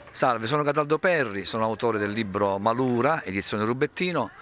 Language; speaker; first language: Italian; native; Italian